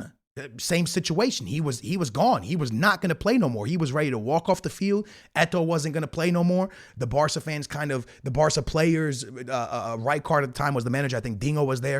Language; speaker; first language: English; native; English